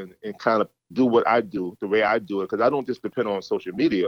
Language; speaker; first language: English; native; English